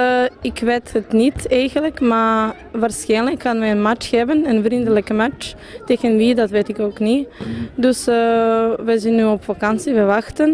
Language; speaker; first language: Dutch; non-native, fluent; Serbian